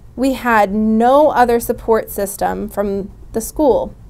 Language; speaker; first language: English; native; English